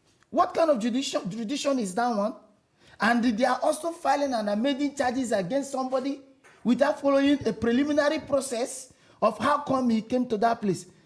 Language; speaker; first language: English; non-native, local second language; Igbo